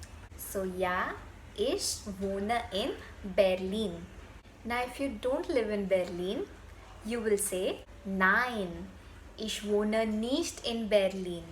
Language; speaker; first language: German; non-native, learner; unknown